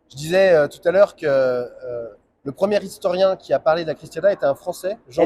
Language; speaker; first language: French; native; French